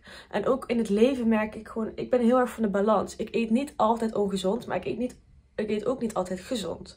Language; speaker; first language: Dutch; native; Dutch